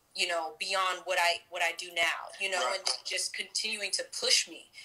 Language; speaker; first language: English; native; English